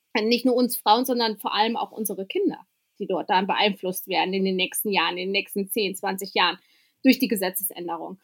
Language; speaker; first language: German; early bilingual, other home language; Albanian